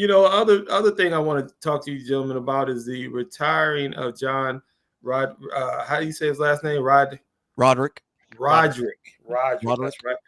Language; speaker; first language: English; native; English